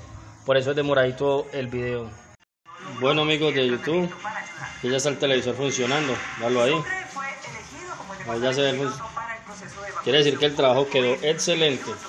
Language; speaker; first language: Spanish; native; Spanish